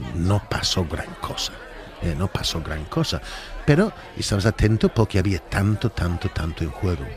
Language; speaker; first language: Spanish; non-native, fluent; English